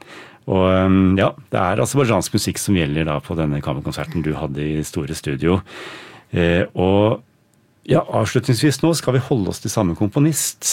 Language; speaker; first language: Norwegian; native; Norwegian